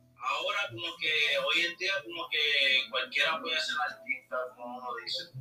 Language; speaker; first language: Spanish; early bilingual, heritage; Spanish